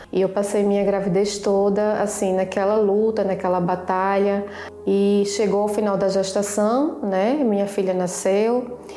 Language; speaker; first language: Portuguese; native; Portuguese